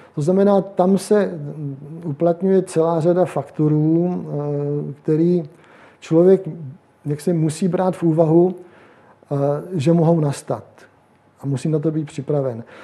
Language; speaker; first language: Czech; native; Czech